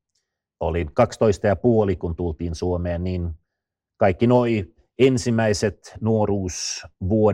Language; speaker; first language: Finnish; non-native, fluent; Swedish